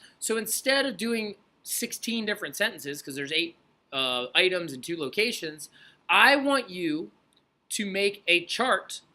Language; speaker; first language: English; native; English